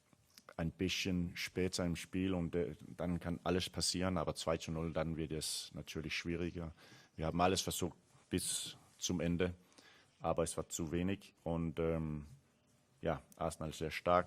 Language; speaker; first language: German; non-native, learner; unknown